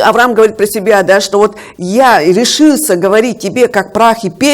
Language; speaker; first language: Russian; native; Russian